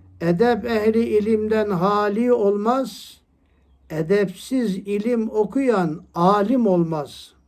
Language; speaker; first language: Turkish; native; Turkish